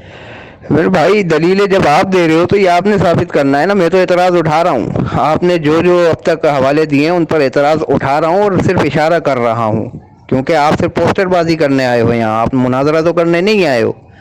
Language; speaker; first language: Urdu; native; Urdu